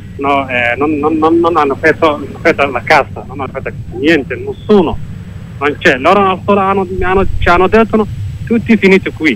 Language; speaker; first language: Italian; non-native, learner; Somali